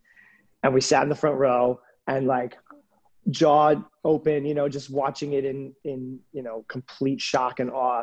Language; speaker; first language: English; native; English